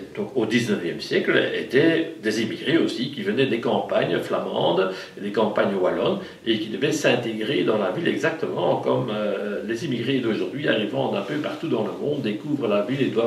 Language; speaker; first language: French; native; French